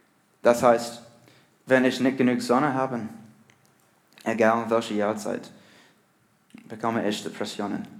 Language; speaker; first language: German; non-native, learner; English